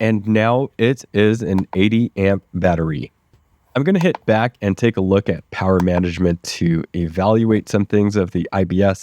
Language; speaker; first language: English; native; English